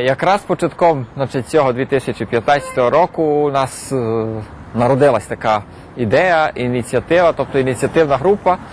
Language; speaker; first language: Ukrainian; early bilingual, heritage; Ukrainian